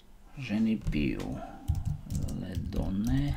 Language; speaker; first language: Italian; non-native, learner; Slovak